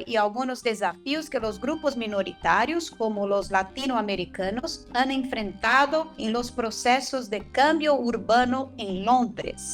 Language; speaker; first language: Spanish; non-native, fluent; Portuguese